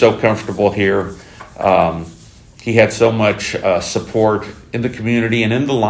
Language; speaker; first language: English; native; English